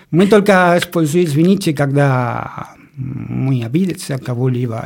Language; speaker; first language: Russian; non-native, learner; Spanish